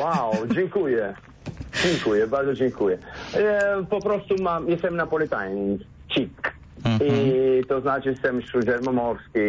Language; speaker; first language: Polish; non-native, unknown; Italian